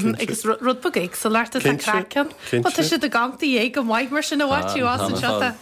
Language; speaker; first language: Irish; native; Irish